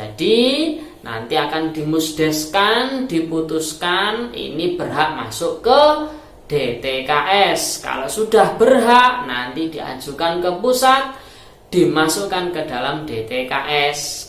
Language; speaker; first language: Indonesian; native; Indonesian